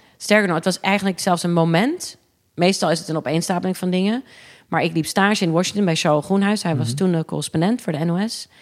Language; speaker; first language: Dutch; early bilingual, other home language; English